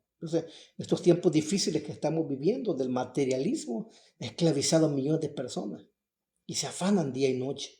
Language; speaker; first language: Spanish; native; Spanish